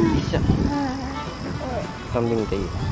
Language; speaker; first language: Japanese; non-native, fluent; Indonesian